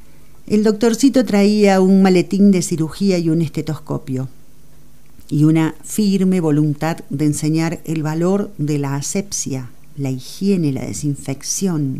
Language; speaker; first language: Spanish; native; Spanish